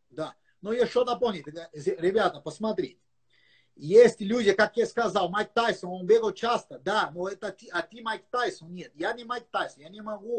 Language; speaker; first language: Russian; non-native, learner; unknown